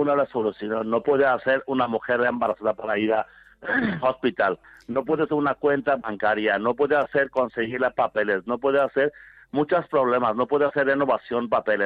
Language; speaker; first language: Spanish; non-native, learner; Bangla